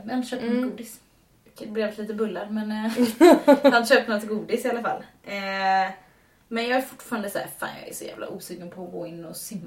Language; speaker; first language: Swedish; native; Swedish